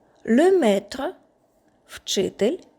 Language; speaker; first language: French; non-native, fluent; Ukrainian